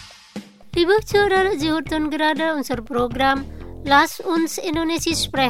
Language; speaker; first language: German; non-native, fluent; Indonesian